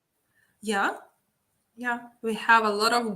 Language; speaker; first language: English; non-native, fluent; Ukrainian